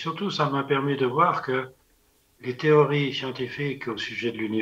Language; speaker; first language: French; native; French